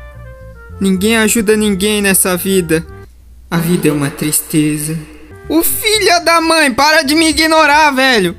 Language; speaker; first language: Portuguese; native; Portuguese